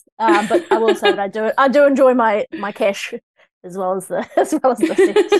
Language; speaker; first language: English; native; English